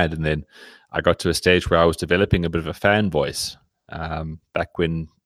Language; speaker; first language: English; native; English